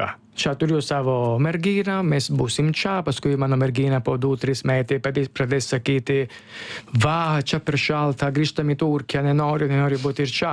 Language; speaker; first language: Lithuanian; non-native, fluent; Italian